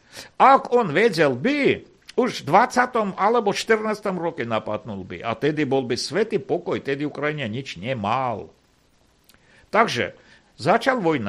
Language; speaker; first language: Slovak; non-native, fluent; Armenian